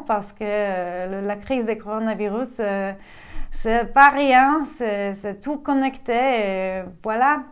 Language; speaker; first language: French; non-native, fluent; Polish